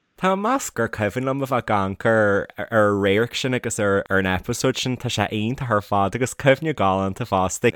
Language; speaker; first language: Irish; native; Irish